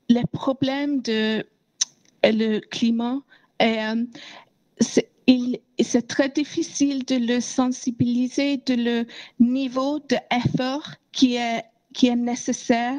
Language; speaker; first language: French; non-native, learner; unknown